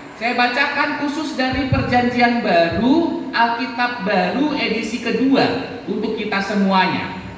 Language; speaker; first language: Indonesian; native; Indonesian